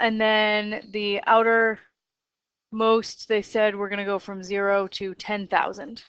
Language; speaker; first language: English; native; English